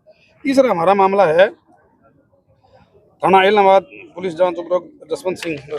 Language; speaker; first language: Hindi; native; Hindi